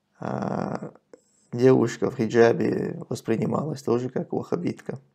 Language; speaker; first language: Russian; non-native, local second language; Chechen